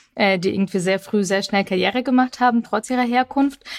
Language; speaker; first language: German; early bilingual, other home language; Russian